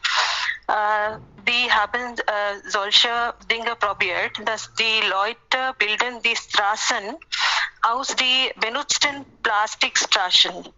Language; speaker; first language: German; non-native, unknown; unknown